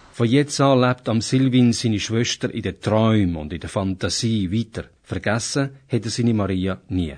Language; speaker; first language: German; native; German